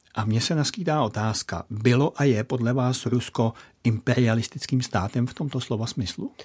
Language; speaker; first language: Czech; native; Czech